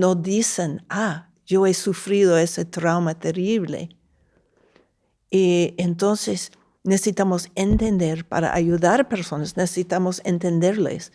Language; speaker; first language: Spanish; non-native, fluent; English